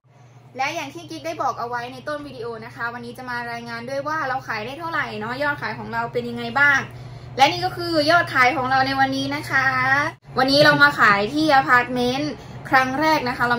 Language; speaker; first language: Thai; native; Thai